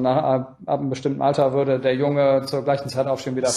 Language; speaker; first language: German; native; German